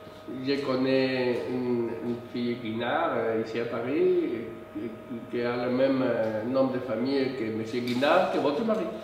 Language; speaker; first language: French; non-native, fluent; Spanish